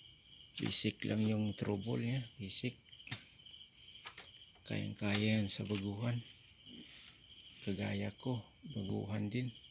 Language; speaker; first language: Filipino; non-native, local second language; Cebuano